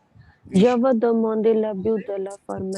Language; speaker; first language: French; non-native, learner; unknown